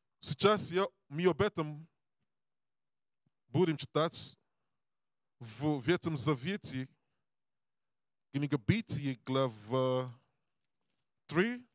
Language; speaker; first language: Russian; non-native, learner; English